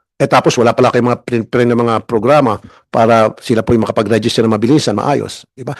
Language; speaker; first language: Filipino; native; Filipino